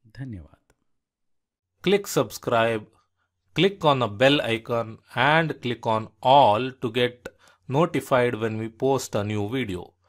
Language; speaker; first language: Hindi; non-native, local second language; Kannada